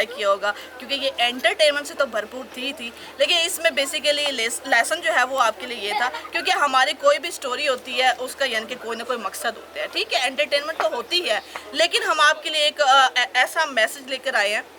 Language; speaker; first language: Urdu; non-native, local second language; Punjabi